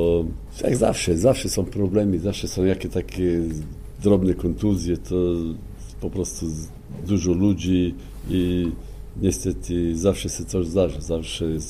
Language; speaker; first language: Polish; non-native, fluent; Slovenian